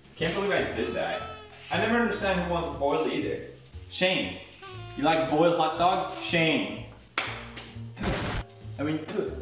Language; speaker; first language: English; non-native, fluent; Swedish